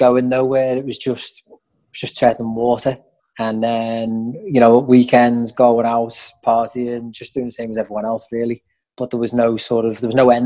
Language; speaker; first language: English; native; English